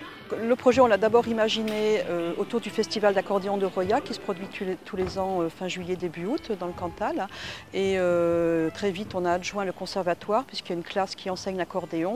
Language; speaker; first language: French; native; French